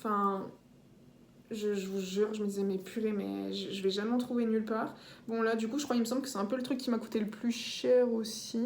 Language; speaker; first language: French; native; French